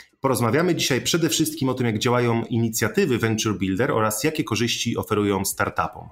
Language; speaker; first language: Polish; native; Polish